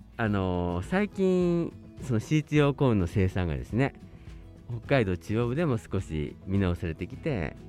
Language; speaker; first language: Japanese; native; Japanese